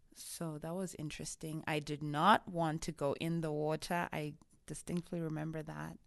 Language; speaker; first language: English; non-native, local second language; Shona